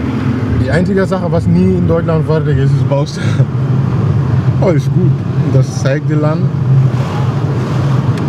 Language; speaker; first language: German; non-native, learner; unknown